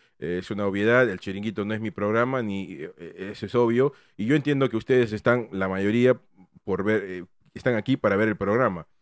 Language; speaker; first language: Spanish; native; Spanish